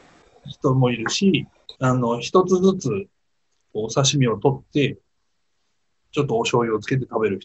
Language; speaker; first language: Japanese; native; Japanese